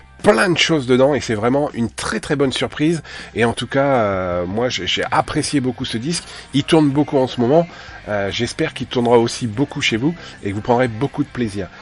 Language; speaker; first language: French; native; French